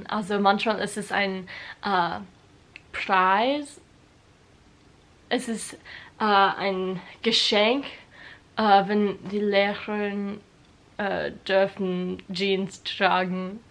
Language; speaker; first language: German; non-native, learner; English